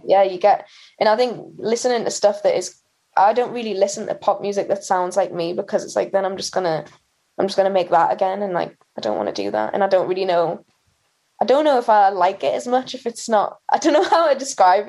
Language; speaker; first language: English; native; English